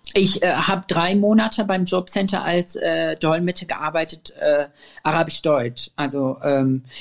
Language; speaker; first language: German; non-native, fluent; Arabic